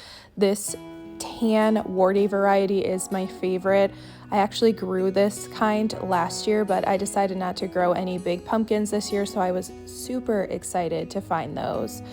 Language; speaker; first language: English; native; English